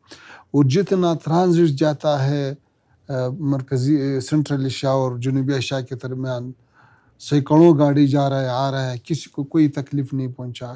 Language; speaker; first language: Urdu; non-native, fluent; Pashto